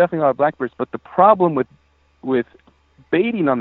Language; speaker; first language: English; native; English